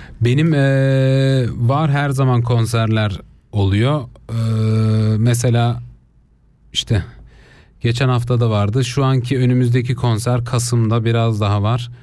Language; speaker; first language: Turkish; early bilingual, heritage; Turkish